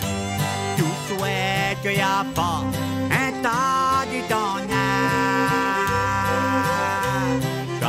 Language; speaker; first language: French; native; French